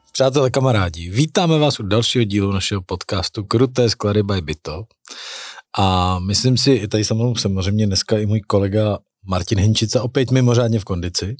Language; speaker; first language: Czech; native; Czech